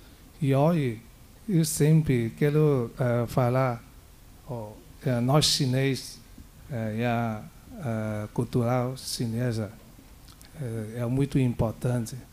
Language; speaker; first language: Portuguese; non-native, learner; Chinese